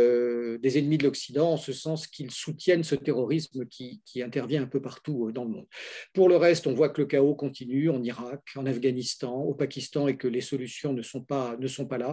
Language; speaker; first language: French; native; French